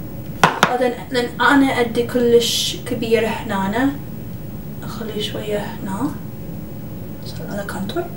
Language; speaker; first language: Arabic; early bilingual, heritage; English